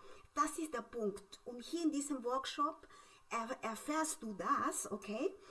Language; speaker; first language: German; non-native, fluent; Spanish